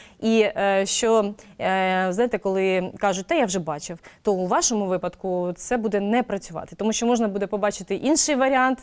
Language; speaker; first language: Ukrainian; native; Ukrainian